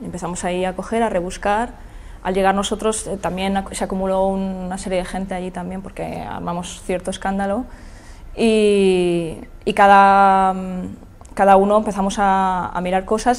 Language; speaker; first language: Spanish; native; Spanish